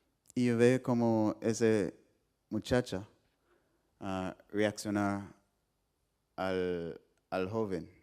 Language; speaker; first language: Spanish; non-native, fluent; English